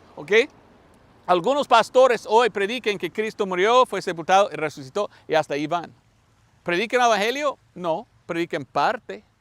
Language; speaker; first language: Spanish; non-native, fluent; English